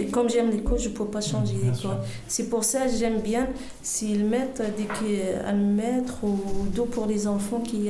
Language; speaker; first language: French; non-native, learner; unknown